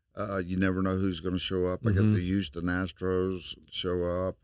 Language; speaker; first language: English; native; English